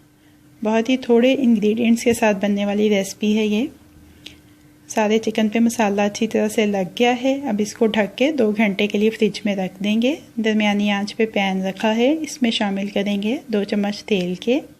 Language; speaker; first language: Urdu; native; Urdu